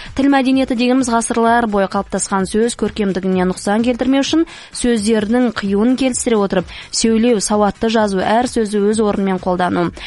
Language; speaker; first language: Kazakh; native; Kazakh